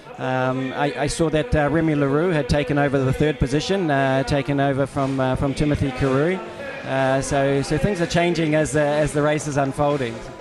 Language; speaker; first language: English; native; English